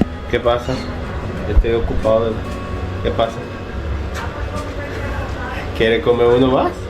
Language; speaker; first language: Spanish; non-native, fluent; Korean